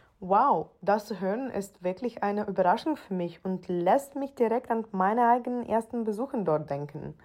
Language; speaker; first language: German; non-native, fluent; Ukrainian